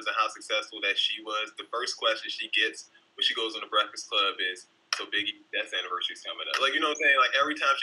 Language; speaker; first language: English; native; English